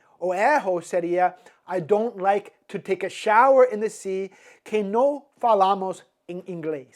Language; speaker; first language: Portuguese; non-native, fluent; English